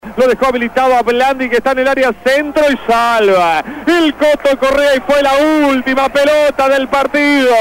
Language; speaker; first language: Spanish; native; Spanish